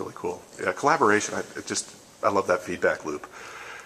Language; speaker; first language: English; native; English